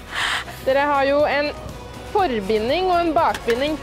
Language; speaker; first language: Norwegian; native; Norwegian